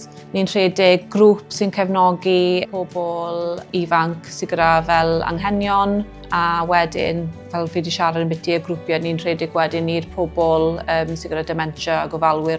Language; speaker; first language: Welsh; native; Welsh